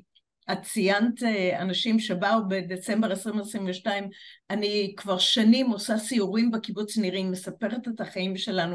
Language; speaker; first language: Hebrew; non-native, fluent; English